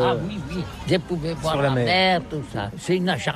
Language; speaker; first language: French; non-native, learner; Catalan